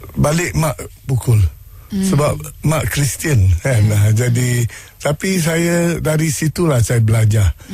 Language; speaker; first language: Malay; early bilingual, other home language; Chinese